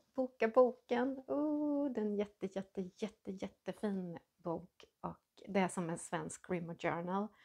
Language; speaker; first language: Swedish; native; Swedish